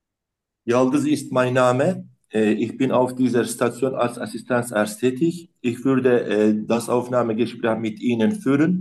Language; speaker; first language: German; non-native, learner; Turkish